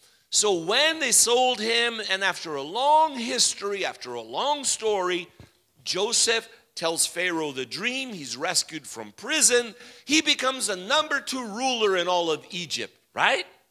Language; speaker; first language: English; early bilingual, other home language; Ukrainian